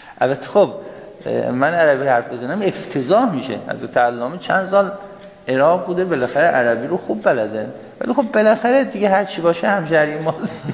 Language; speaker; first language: Persian; non-native, local second language; Azerbaijani